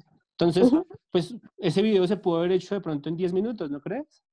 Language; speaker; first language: Spanish; native; Spanish